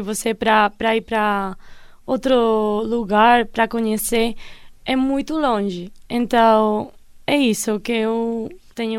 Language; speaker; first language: Portuguese; non-native, fluent; Spanish